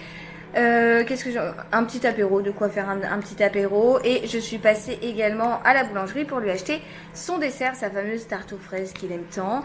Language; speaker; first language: French; native; French